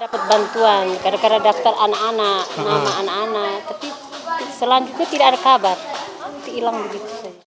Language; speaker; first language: Indonesian; non-native, local second language; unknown